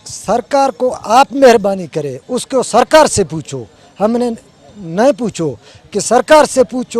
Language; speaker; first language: Hindi; non-native, local second language; Baluchi